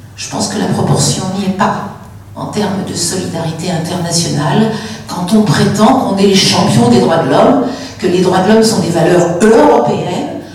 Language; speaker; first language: French; native; French